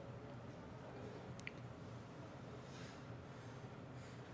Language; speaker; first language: English; native; English